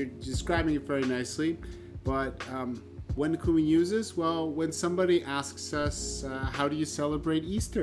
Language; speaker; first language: English; non-native, fluent; Polish